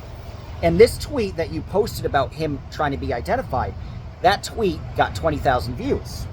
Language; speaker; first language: English; native; English